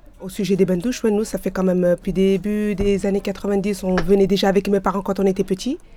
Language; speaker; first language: French; early bilingual, other home language; Arabic